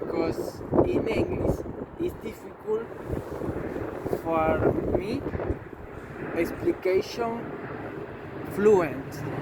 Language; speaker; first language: English; non-native, learner; Spanish